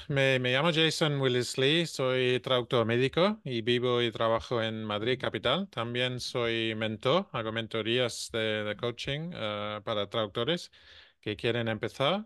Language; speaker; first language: Spanish; non-native, fluent; English